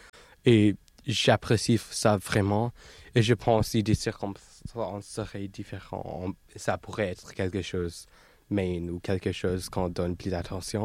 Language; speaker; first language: French; non-native, local second language; English